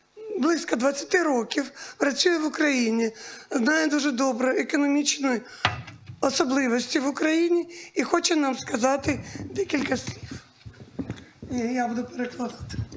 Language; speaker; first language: Ukrainian; native; Ukrainian